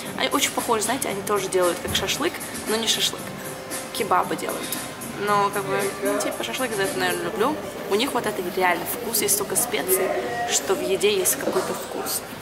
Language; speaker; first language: Russian; early bilingual, heritage; Russian